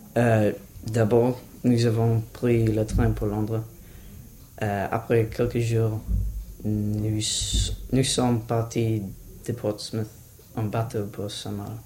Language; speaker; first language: French; non-native, learner; English